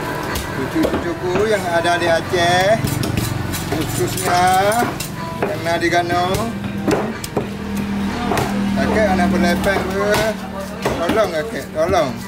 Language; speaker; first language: Indonesian; non-native, local second language; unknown